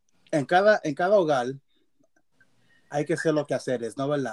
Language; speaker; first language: Spanish; early bilingual, other home language; English